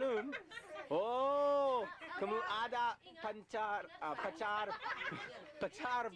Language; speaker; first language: Indonesian; non-native, learner; English